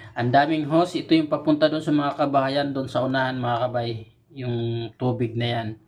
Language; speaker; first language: Filipino; native; Filipino